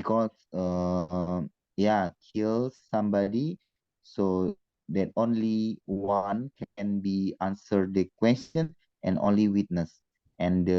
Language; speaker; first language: English; non-native, learner; Indonesian